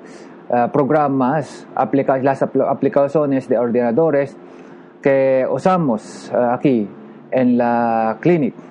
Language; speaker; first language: Spanish; non-native, learner; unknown